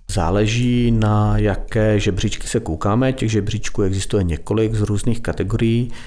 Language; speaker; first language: Czech; native; Czech